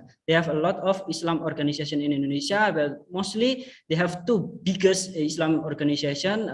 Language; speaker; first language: English; non-native, fluent; Indonesian